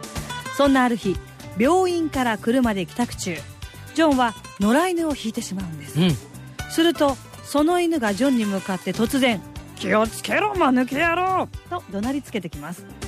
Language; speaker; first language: Japanese; native; Japanese